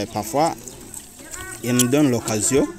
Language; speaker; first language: French; non-native, learner; Rundi